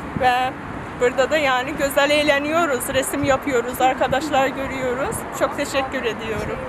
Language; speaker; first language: Turkish; non-native, fluent; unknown